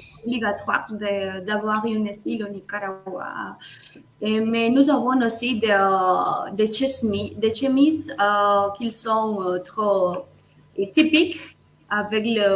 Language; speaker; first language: French; non-native, fluent; Spanish